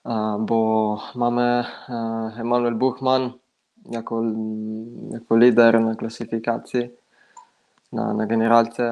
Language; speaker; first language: Polish; non-native, fluent; Italian